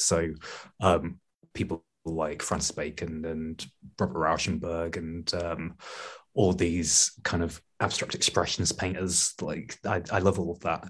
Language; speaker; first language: English; native; English